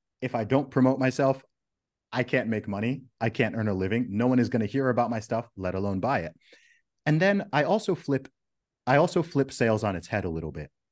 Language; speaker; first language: English; early bilingual, other home language; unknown